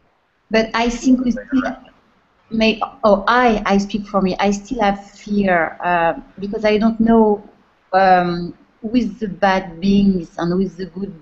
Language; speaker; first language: English; non-native, fluent; French